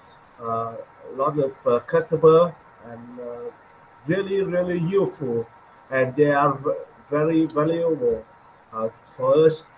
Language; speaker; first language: English; non-native, learner; Vietnamese